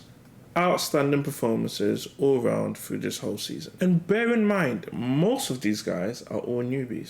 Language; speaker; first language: English; native; English